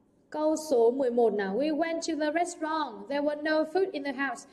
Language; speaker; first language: English; non-native, fluent; Vietnamese